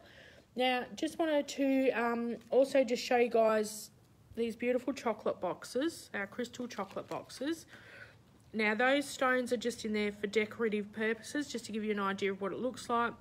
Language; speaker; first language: English; native; English